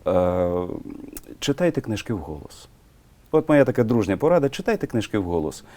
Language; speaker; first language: Ukrainian; non-native, local second language; Russian